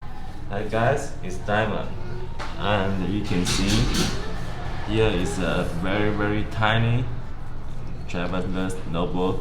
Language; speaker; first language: English; non-native, learner; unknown